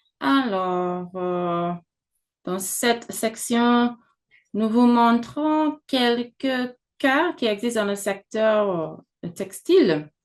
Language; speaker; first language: French; non-native, fluent; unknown